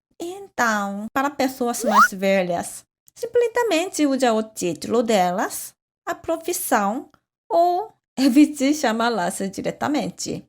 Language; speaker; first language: Portuguese; non-native, fluent; Korean